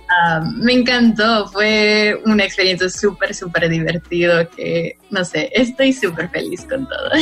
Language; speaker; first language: Spanish; early bilingual, heritage; Spanish